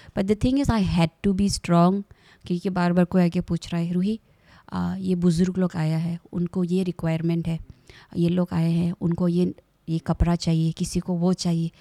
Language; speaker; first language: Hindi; non-native, local second language; Assamese